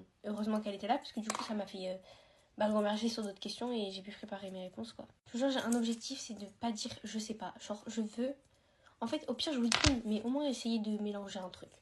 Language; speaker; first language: French; native; French